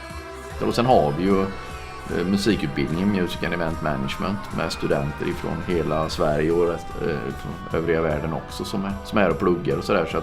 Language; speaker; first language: Swedish; native; Swedish